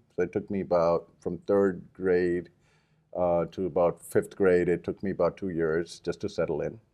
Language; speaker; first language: English; early bilingual, other home language; Japanese